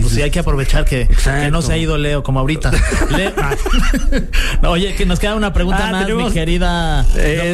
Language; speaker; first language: Spanish; native; Spanish